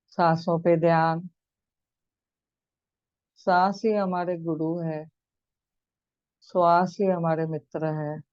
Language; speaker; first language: Hindi; native; Hindi